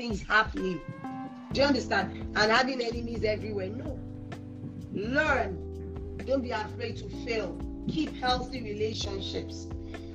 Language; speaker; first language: English; non-native, local second language; Yoruba